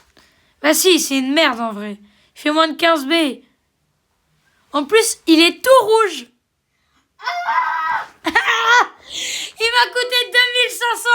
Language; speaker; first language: French; native; French